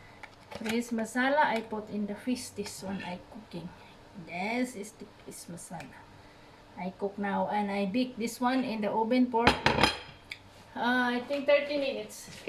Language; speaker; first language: English; non-native, learner; Cebuano